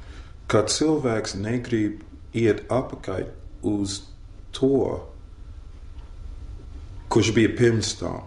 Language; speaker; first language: Latvian; non-native, fluent; English